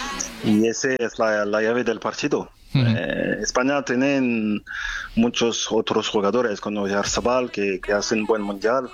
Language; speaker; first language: Spanish; non-native, fluent; French